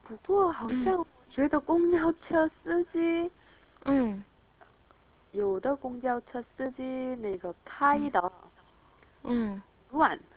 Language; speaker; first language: Chinese; non-native, learner; Korean